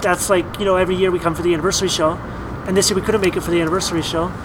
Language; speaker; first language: English; native; English